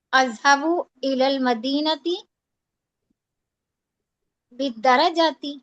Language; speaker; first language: Arabic; non-native, learner; Urdu